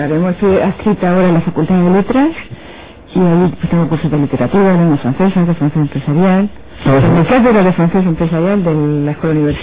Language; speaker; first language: Spanish; native; Spanish